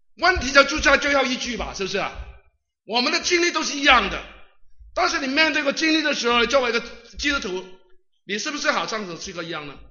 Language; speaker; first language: Chinese; non-native, local second language; Cantonese